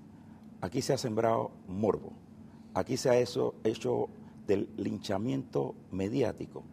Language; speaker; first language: Spanish; native; Spanish